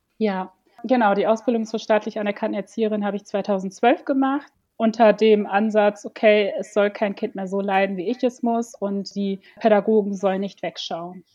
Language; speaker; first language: German; early bilingual, other home language; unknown